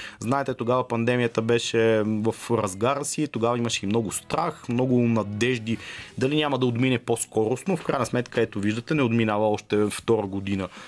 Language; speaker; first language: Bulgarian; native; Bulgarian